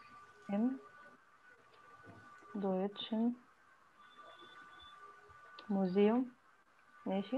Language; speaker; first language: German; non-native, learner; Arabic